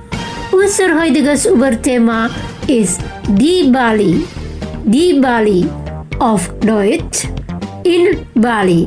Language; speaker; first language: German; non-native, fluent; Indonesian